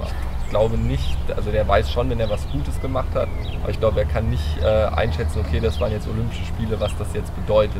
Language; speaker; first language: German; native; German